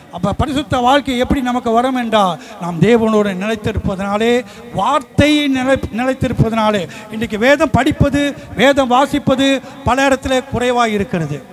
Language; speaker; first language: Tamil; early bilingual, heritage; Tamil